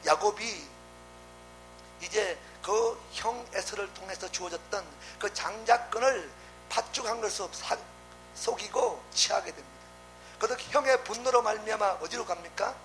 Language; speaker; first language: Korean; native; Korean